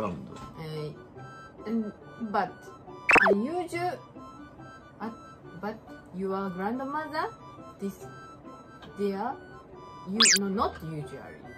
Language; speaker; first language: English; non-native, learner; Japanese